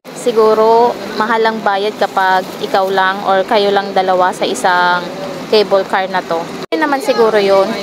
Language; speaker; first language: Filipino; native; Filipino